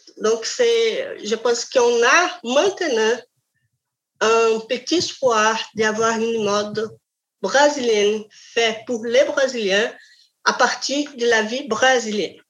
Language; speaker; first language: French; non-native, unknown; Portuguese